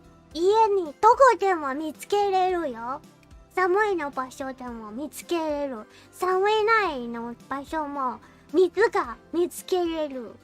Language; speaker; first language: Japanese; non-native, learner; English